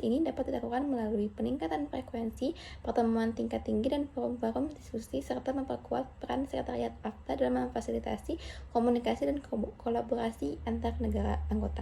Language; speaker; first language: Indonesian; native; Indonesian